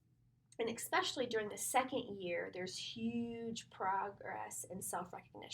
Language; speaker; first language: English; native; English